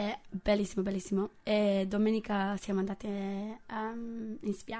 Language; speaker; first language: Italian; non-native, fluent; English